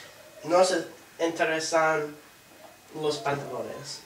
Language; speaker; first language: Spanish; non-native, learner; English